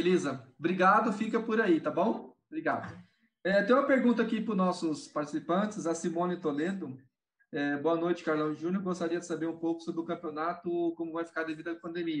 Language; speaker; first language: Portuguese; native; Portuguese